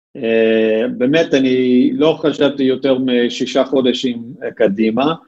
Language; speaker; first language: Hebrew; non-native, fluent; English